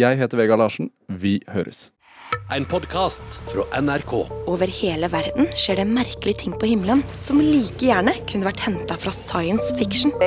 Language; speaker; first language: Norwegian; native; Norwegian